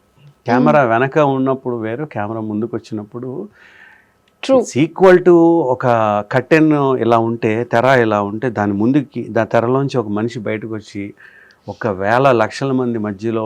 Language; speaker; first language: Telugu; native; Telugu